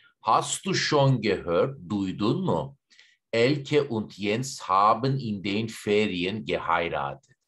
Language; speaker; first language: German; non-native, fluent; Turkish